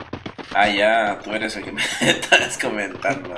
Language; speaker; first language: Spanish; native; Spanish